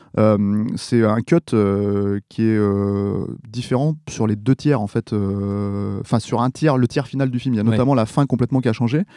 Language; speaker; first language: French; native; French